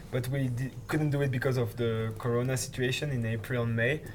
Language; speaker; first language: English; non-native, fluent; French